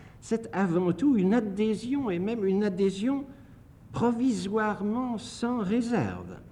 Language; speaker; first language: French; native; French